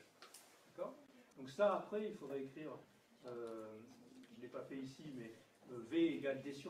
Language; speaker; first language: French; native; French